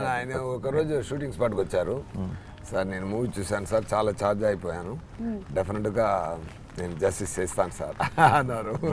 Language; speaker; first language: Telugu; non-native, learner; Tamil